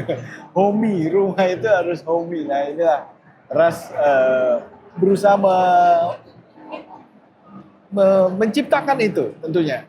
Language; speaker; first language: Indonesian; native; Indonesian